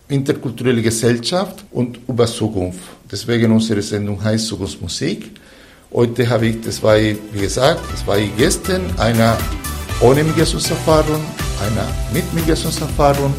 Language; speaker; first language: German; non-native, fluent; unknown